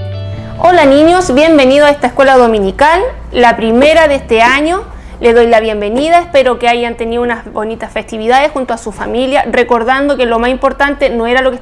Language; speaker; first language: Spanish; native; Spanish